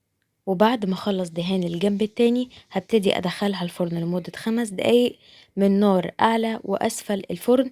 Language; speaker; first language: Arabic; native; Arabic